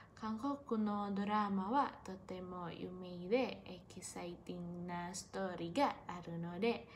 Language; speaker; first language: Japanese; non-native, learner; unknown